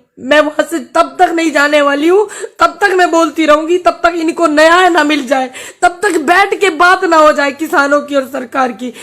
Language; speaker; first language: Hindi; native; Hindi